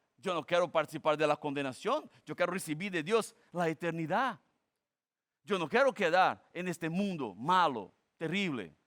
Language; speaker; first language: Spanish; non-native, fluent; Portuguese